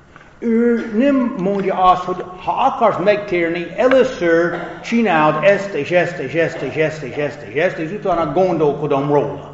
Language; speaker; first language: Hungarian; non-native, fluent; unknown